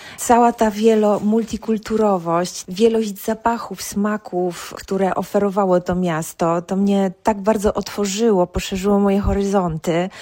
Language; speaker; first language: Polish; native; Polish